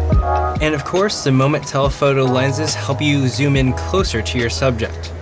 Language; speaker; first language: English; native; English